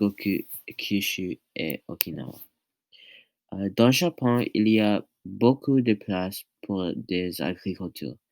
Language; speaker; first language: French; non-native, learner; English